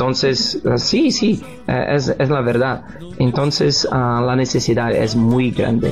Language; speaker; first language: Spanish; non-native, learner; Portuguese